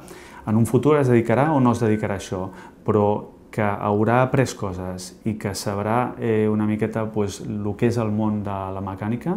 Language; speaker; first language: Catalan; native; Catalan